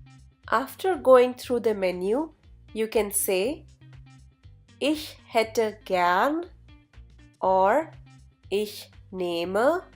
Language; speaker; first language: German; non-native, fluent; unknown